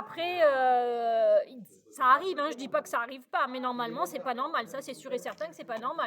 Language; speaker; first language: French; native; French